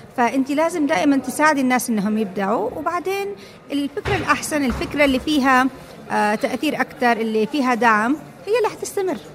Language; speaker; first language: Arabic; native; Arabic